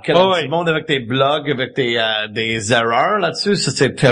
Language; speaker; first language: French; non-native, fluent; English